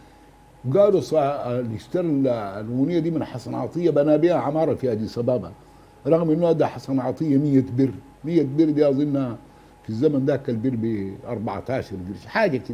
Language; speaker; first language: Arabic; native; Arabic